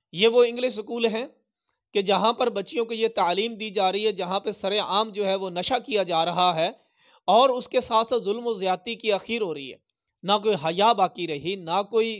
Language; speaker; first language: Urdu; non-native, local second language; Punjabi